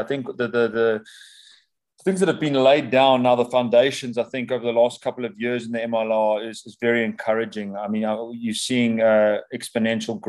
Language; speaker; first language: English; native; English